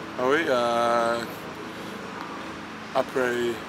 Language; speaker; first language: French; non-native, learner; English